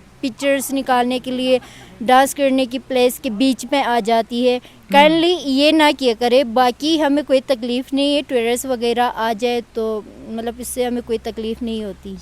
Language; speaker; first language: Urdu; non-native, local second language; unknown